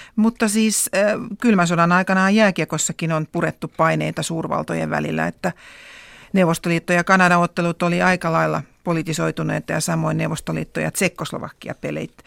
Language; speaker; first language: Finnish; native; Finnish